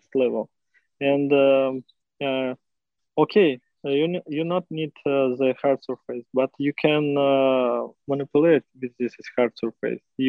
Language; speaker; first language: English; non-native, learner; Russian